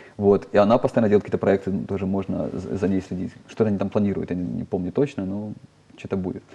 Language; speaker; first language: Russian; native; Russian